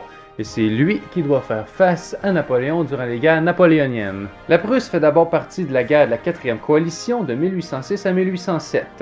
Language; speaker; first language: French; native; French